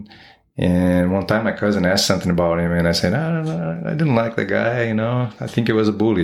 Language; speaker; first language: English; non-native, fluent; Portuguese